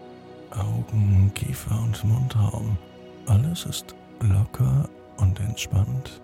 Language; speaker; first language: German; native; German